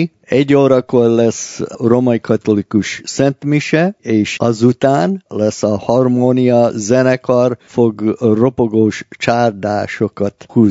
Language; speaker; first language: Hungarian; early bilingual, heritage; Hungarian